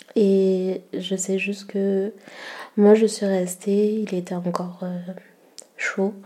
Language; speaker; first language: French; early bilingual, other home language; Malagasy